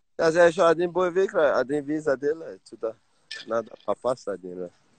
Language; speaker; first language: Russian; non-native, learner; Persian